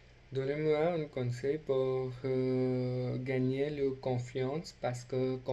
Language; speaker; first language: French; non-native, learner; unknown